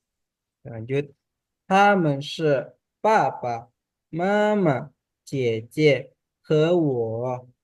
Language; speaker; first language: Chinese; non-native, fluent; Indonesian